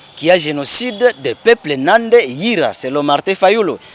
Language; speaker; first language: French; non-native, local second language; Swahili